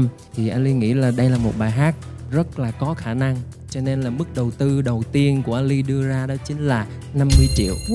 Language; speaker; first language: Vietnamese; native; Vietnamese